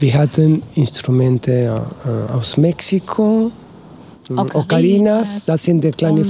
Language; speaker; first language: German; non-native, learner; Spanish